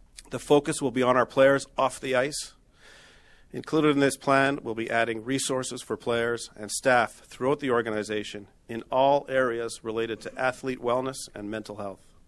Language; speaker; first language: English; native; English